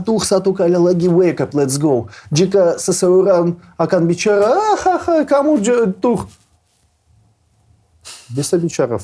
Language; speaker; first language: Indonesian; non-native, learner; Russian